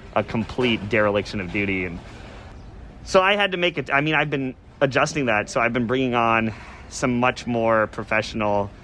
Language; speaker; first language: English; native; English